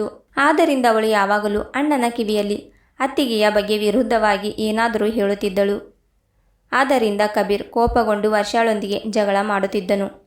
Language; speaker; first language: Kannada; native; Kannada